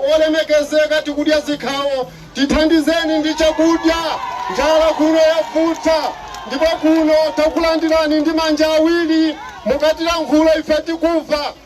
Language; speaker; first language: Nyanja; native; Nyanja